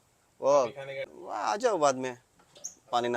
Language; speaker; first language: Hindi; non-native, learner; Telugu